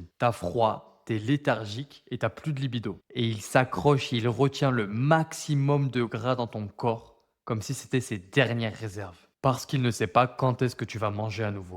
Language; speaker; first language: French; native; French